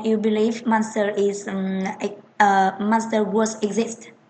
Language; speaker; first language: English; non-native, fluent; Vietnamese